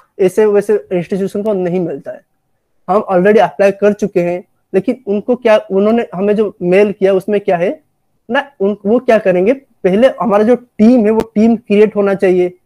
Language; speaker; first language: Hindi; non-native, local second language; Odia